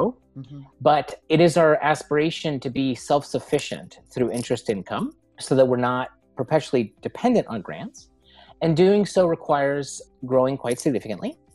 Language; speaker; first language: English; native; English